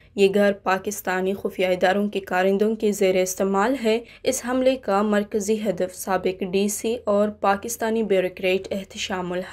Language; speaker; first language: Urdu; non-native, local second language; Baluchi